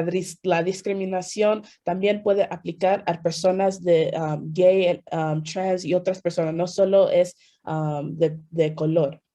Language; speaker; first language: Spanish; early bilingual, heritage; Spanish